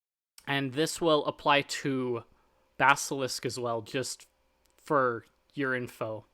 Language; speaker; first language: English; native; English